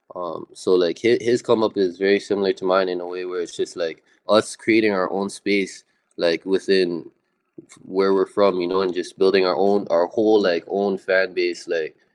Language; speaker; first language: English; native; English